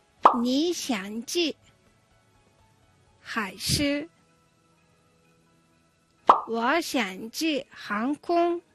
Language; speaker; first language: Chinese; non-native, fluent; Mongolian